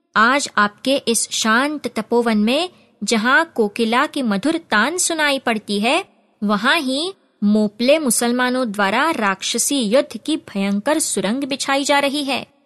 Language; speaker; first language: Hindi; non-native, local second language; Marathi